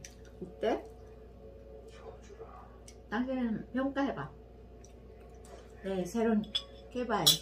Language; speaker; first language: Korean; non-native, learner; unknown